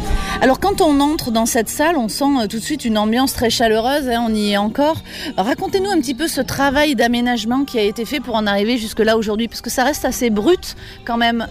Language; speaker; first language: French; native; French